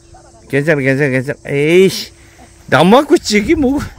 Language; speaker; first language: Korean; native; Korean